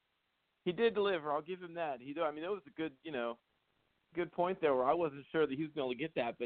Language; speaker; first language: English; native; English